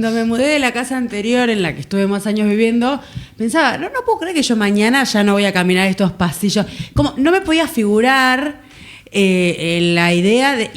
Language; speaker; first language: Spanish; native; Spanish